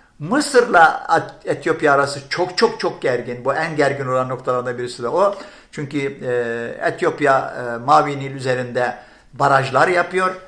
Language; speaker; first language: Turkish; non-native, fluent; Arabic